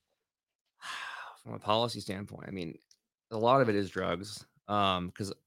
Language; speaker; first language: English; native; English